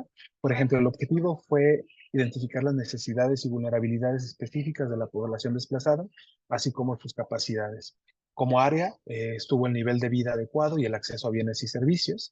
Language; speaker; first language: Spanish; native; Spanish